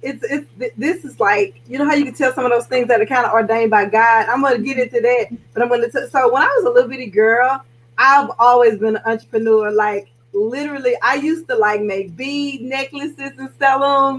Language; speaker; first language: English; native; English